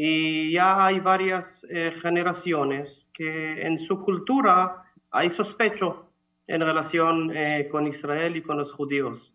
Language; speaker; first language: Spanish; non-native, fluent; Hebrew